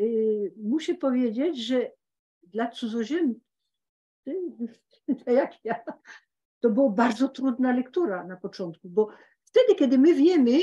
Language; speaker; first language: Polish; early bilingual, heritage; Polish